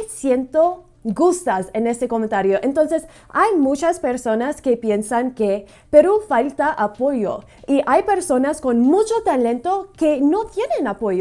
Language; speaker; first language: Spanish; non-native, fluent; English